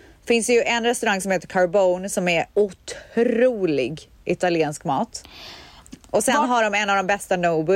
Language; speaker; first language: Swedish; native; Swedish